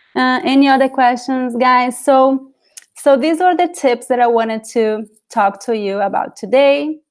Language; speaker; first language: English; non-native, fluent; Portuguese